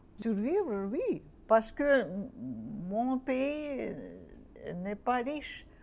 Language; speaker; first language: French; non-native, learner; Russian